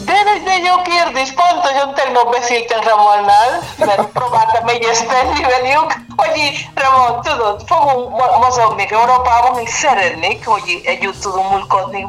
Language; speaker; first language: Hungarian; non-native, learner; Spanish